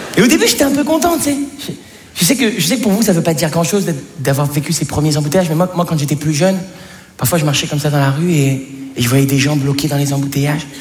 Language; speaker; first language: French; native; French